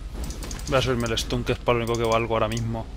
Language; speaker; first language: Spanish; native; Spanish